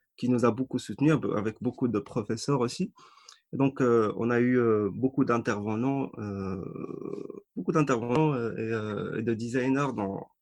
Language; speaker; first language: French; non-native, local second language; Arabic